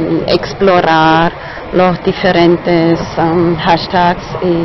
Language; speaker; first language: Spanish; non-native, fluent; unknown